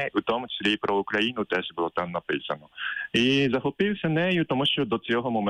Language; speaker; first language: Ukrainian; non-native, fluent; Japanese